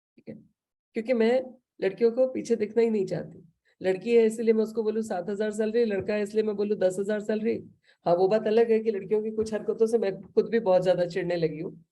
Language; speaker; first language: Hindi; native; Hindi